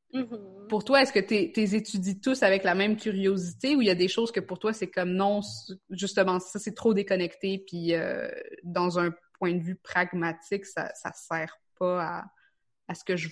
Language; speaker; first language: French; native; French